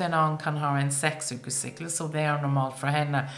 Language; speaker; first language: Norwegian; non-native, fluent; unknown